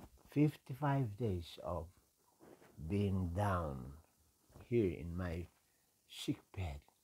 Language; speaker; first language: English; non-native, local second language; Iloko